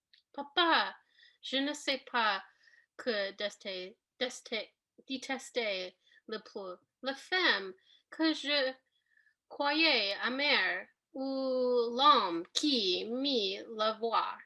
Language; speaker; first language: French; non-native, learner; English